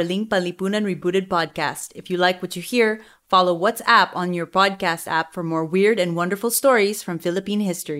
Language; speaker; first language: English; non-native, local second language; Filipino